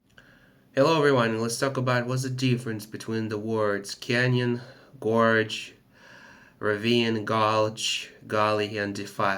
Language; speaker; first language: English; non-native, fluent; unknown